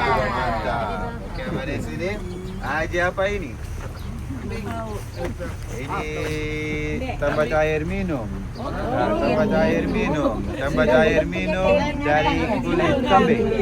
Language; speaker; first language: Indonesian; non-native, learner; Arabic